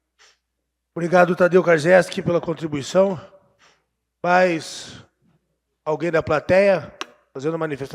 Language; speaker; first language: Portuguese; native; Portuguese